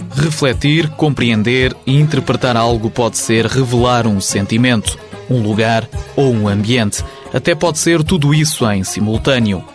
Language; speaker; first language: Portuguese; native; Portuguese